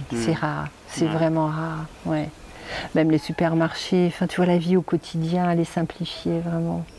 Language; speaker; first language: French; native; French